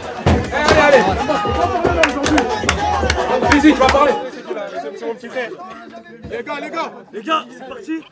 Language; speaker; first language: French; native; French